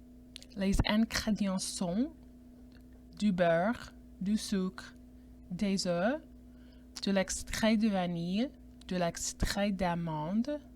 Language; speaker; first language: French; non-native, fluent; English